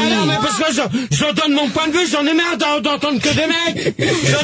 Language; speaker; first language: French; native; French